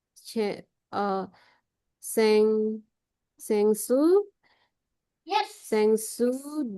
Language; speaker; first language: Korean; non-native, learner; Indonesian